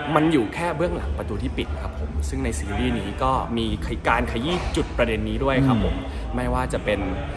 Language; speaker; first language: Thai; early bilingual, heritage; Thai